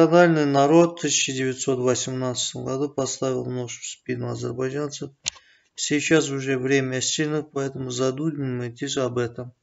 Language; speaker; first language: Russian; non-native, fluent; Azerbaijani